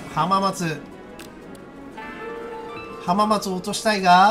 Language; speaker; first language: Japanese; native; Japanese